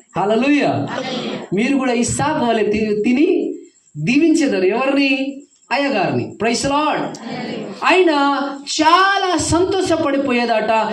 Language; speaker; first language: Telugu; non-native, fluent; Hindi